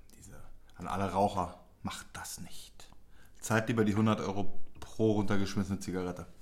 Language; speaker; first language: German; early bilingual, other home language; Polish